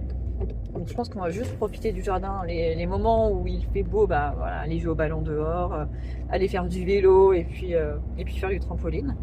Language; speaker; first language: French; native; French